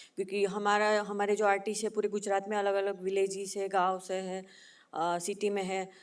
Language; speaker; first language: Hindi; non-native, local second language; Gujarati